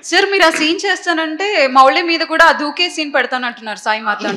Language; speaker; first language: Telugu; native; Telugu